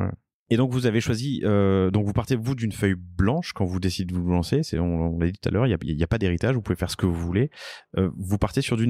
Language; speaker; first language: French; native; French